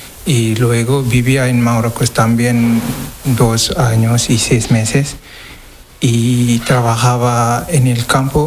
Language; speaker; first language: Spanish; non-native, learner; Wolof